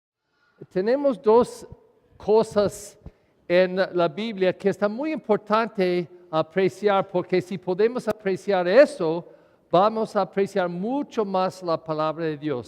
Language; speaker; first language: Spanish; non-native, learner; English